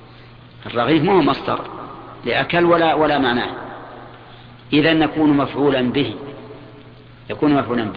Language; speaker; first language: Arabic; native; Arabic